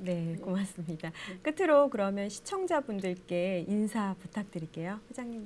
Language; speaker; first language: Korean; native; Korean